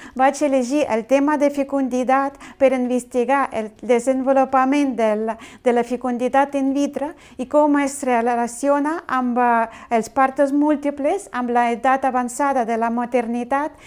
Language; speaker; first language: Catalan; non-native, learner; Russian